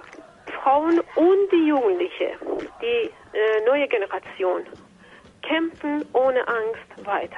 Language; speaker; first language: German; non-native, fluent; Persian